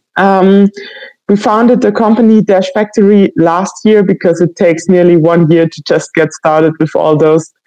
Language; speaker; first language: English; non-native, fluent; German